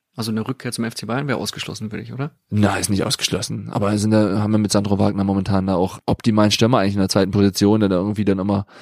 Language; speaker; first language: German; native; German